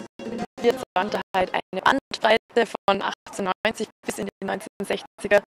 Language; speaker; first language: German; native; German